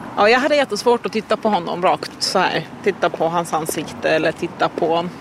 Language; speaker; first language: Swedish; non-native, fluent; Arabic